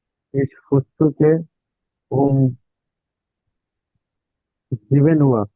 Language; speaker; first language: German; non-native, learner; Bangla